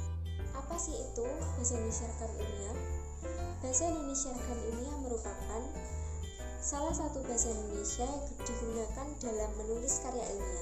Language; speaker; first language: Indonesian; native; Indonesian